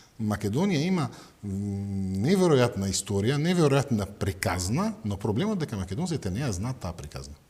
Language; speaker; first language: Macedonian; non-native, fluent; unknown